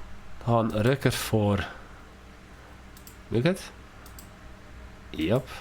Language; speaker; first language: Swedish; non-native, learner; English